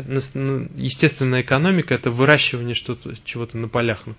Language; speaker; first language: Russian; native; Russian